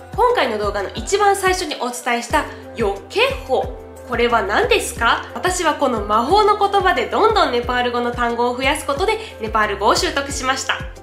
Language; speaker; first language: Japanese; native; Japanese